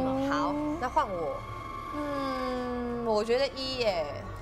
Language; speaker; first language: Chinese; native; Chinese